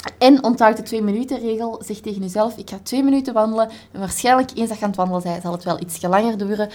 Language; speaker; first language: Dutch; native; Dutch